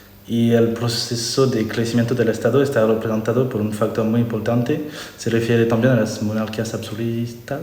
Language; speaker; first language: Spanish; non-native, learner; French